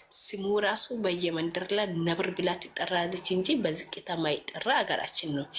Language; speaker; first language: Amharic; native; Amharic